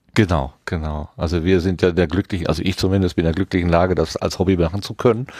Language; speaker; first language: German; native; German